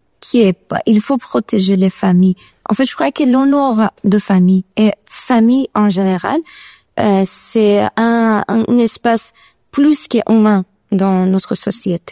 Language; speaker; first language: French; non-native, learner; Persian